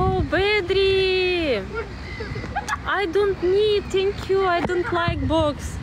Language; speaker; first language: English; non-native, learner; Russian